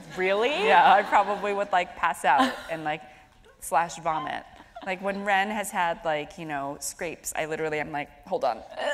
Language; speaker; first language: English; native; English